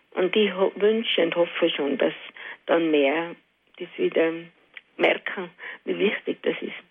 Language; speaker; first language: German; native; German